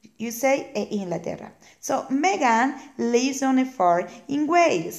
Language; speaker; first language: English; non-native, fluent; Spanish